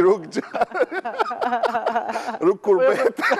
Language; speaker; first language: Albanian; non-native, learner; Arabic